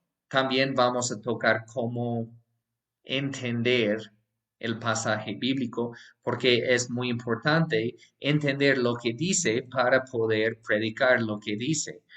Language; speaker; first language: Spanish; non-native, fluent; English